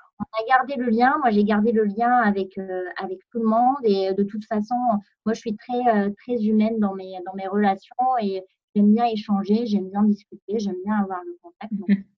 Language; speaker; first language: French; non-native, local second language; Arabic